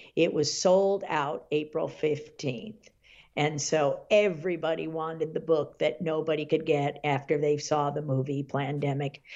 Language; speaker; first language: English; native; English